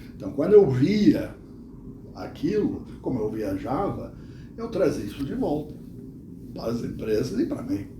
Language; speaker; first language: Portuguese; non-native, fluent; English